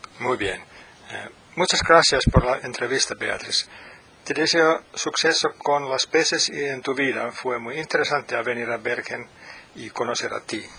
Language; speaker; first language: Spanish; non-native, fluent; Finnish